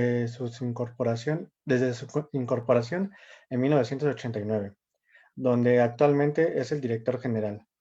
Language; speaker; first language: Spanish; native; Spanish